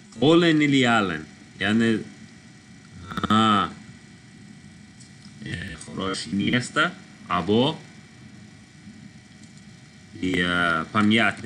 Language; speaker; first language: Russian; non-native, learner; English